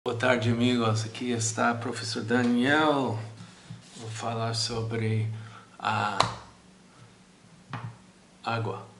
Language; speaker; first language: Portuguese; non-native, fluent; English